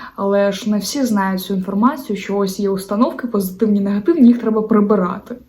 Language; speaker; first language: Ukrainian; non-native, local second language; Russian